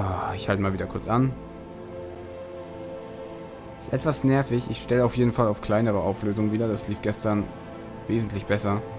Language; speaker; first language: German; native; German